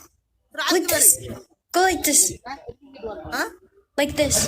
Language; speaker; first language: English; early bilingual, heritage; Amharic